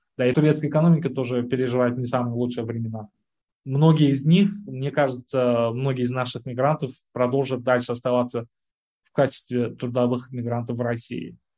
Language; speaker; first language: Russian; non-native, local second language; Uzbek